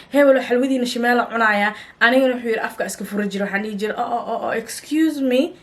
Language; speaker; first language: Somali; early bilingual, heritage; Somali